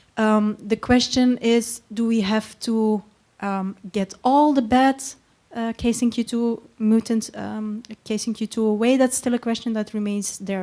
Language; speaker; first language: English; non-native, fluent; Dutch